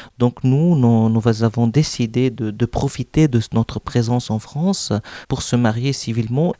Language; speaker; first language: French; non-native, local second language; Arabic